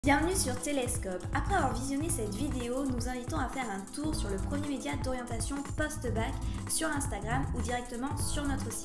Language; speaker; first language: French; native; French